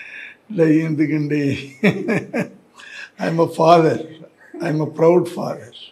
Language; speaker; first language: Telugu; non-native, learner; Tamil